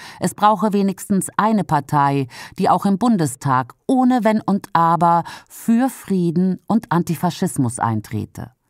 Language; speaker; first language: German; native; German